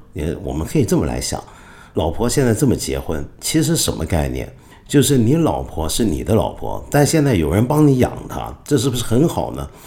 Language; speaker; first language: Chinese; non-native, local second language; Cantonese